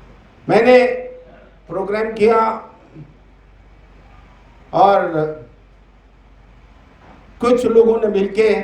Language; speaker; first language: Hindi; native; Hindi